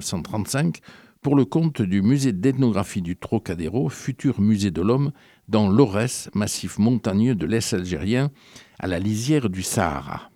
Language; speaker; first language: French; native; French